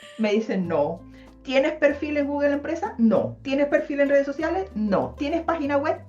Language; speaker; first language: Spanish; native; Spanish